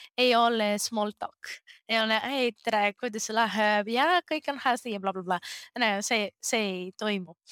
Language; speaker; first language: Estonian; non-native, learner; Greek